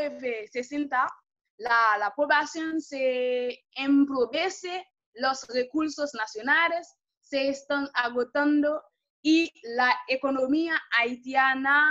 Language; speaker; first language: Spanish; non-native, fluent; Haitian Creole